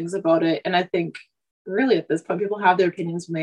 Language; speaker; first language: English; native; English